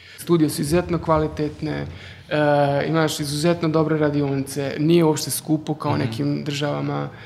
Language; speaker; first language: Serbian; early bilingual, heritage; Serbian